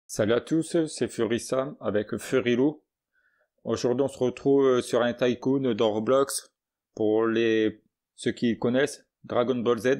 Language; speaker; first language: French; native; French